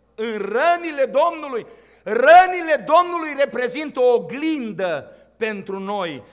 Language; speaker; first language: Romanian; native; Romanian